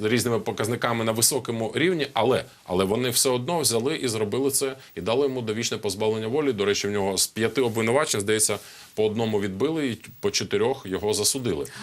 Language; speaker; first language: Ukrainian; non-native, local second language; Russian